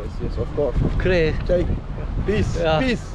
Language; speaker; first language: English; non-native, learner; Arabic